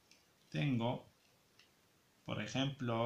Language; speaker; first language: Spanish; non-native, fluent; Arabic